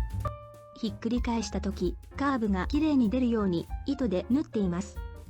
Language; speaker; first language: Japanese; native; Japanese